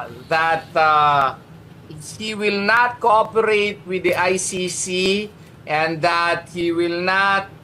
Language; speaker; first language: English; non-native, local second language; Filipino